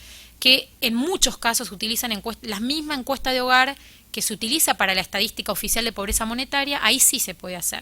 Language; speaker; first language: Spanish; native; Spanish